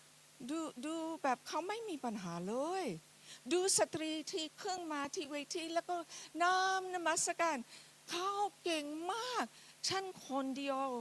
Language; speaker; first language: Thai; non-native, fluent; English